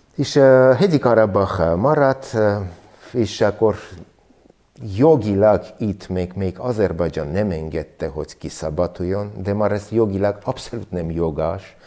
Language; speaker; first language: Hungarian; non-native, learner; Armenian